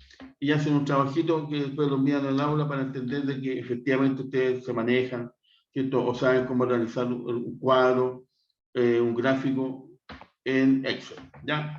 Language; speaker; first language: Spanish; native; Spanish